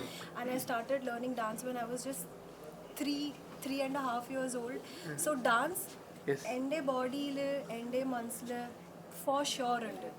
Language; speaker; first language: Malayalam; early bilingual, heritage; Malayalam